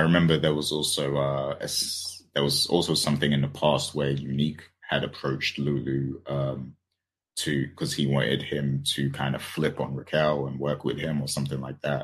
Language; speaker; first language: English; native; English